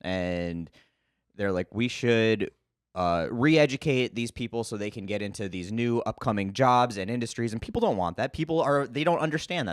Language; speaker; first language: English; native; English